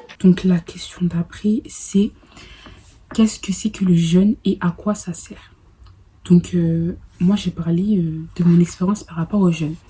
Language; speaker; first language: French; early bilingual, other home language; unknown